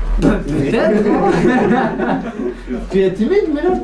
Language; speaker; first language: French; non-native, fluent; Kurdish